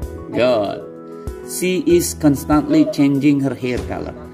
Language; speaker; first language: English; non-native, fluent; Indonesian